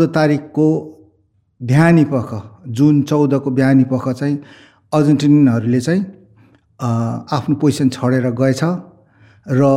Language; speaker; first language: Nepali; native; Nepali